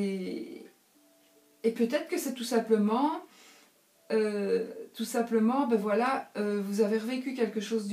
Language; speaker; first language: French; native; French